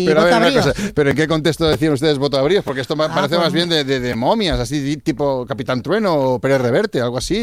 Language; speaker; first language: Spanish; native; Spanish